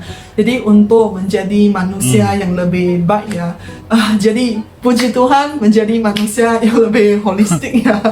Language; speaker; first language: Indonesian; non-native, fluent; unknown